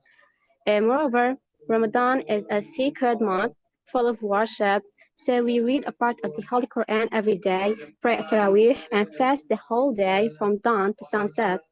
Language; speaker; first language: English; non-native, learner; Arabic